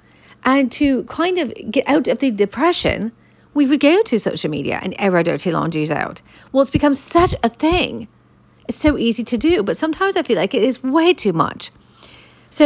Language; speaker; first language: English; native; English